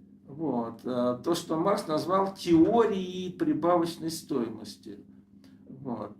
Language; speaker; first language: Russian; native; Russian